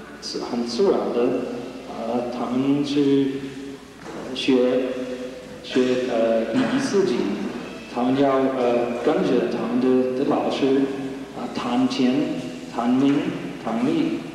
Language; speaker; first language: Chinese; non-native, learner; English